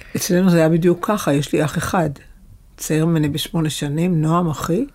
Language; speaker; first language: Hebrew; native; Hebrew